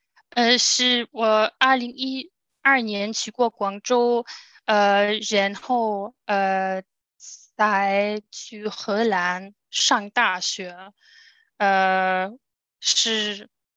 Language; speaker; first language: Chinese; non-native, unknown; German